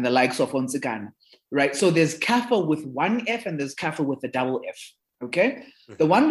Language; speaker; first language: English; non-native, local second language; Zulu